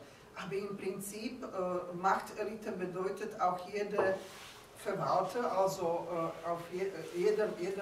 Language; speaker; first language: German; non-native, fluent; Slovak